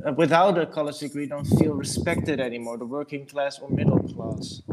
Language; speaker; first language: English; non-native, fluent; Dutch